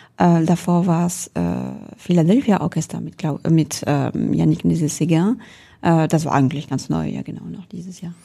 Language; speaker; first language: German; non-native, fluent; French